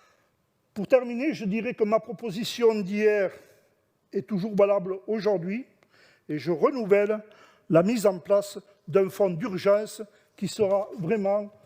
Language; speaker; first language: French; native; French